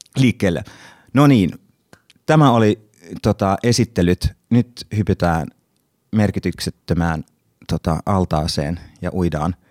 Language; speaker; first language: Finnish; non-native, local second language; Swedish